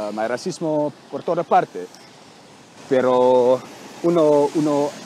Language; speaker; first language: Spanish; non-native, learner; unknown